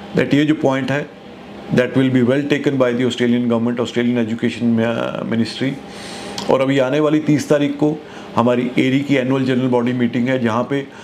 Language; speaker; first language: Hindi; native; Hindi